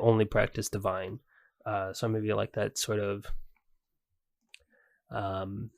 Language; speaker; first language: English; native; English